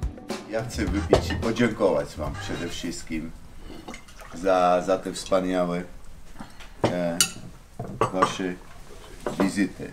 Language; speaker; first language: Polish; non-native, fluent; Georgian